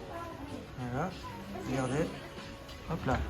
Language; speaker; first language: French; native; French